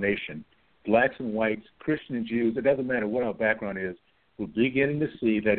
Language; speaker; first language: English; native; English